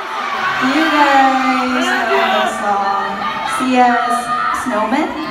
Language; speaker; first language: English; non-native, learner; Korean